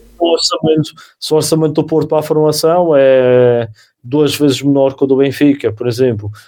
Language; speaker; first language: Portuguese; native; Portuguese